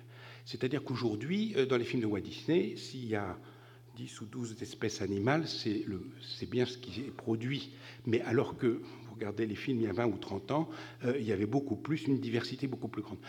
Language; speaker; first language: French; native; French